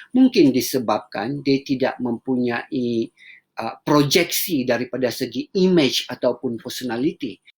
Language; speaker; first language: Malay; native; Malay